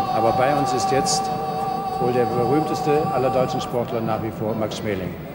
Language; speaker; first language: German; native; German